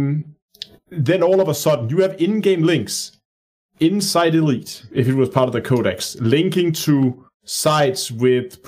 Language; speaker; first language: English; non-native, fluent; Danish